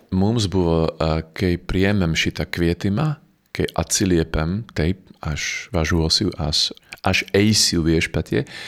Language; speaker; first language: Lithuanian; non-native, fluent; Slovak